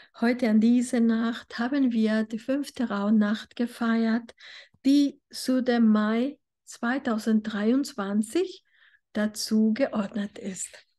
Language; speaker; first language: German; non-native, fluent; Spanish